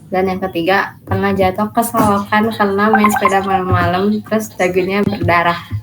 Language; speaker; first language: Indonesian; native; Indonesian